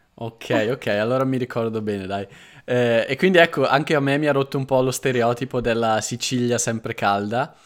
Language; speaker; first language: Italian; native; Italian